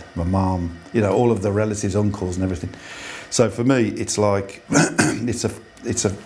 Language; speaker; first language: English; native; English